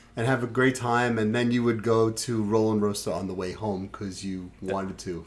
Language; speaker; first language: English; native; English